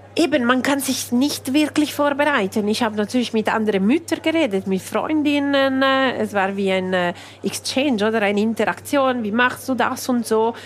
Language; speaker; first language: German; non-native, local second language; Italian